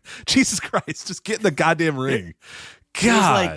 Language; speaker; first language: English; native; English